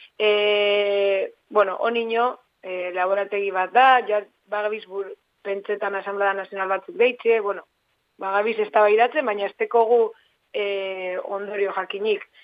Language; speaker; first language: Basque; native; Basque